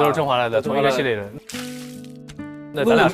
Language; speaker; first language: Chinese; native; Chinese